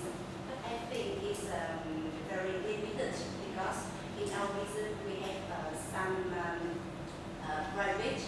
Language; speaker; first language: English; non-native, local second language; Vietnamese